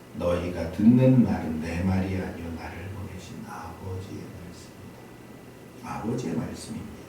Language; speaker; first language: Korean; native; Korean